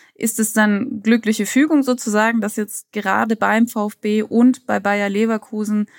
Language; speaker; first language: German; native; German